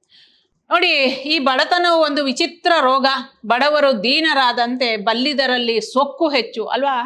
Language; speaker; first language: Kannada; native; Kannada